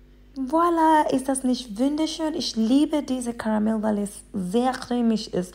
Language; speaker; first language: German; non-native, fluent; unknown